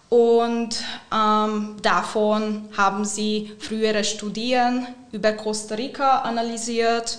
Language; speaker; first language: German; non-native, fluent; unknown